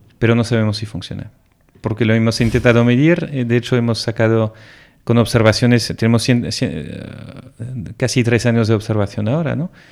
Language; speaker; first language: Spanish; non-native, fluent; French